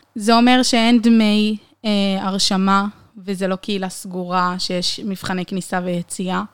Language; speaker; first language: Hebrew; native; Hebrew